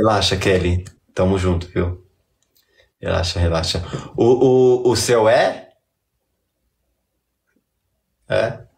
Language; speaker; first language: Portuguese; native; Portuguese